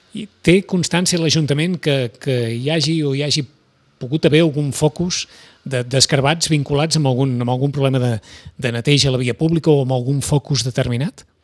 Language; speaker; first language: Catalan; native; Catalan